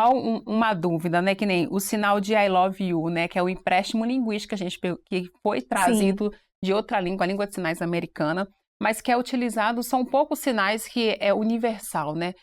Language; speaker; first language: Portuguese; native; Portuguese